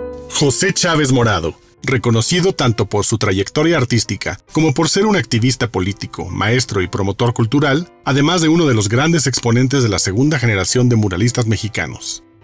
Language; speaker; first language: Spanish; native; Spanish